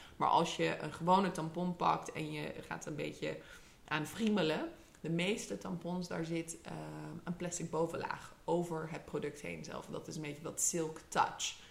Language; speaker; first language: Dutch; early bilingual, other home language; English